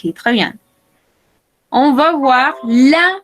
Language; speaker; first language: French; non-native, fluent; Spanish